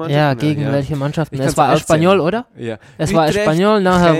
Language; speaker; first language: German; non-native, learner; Czech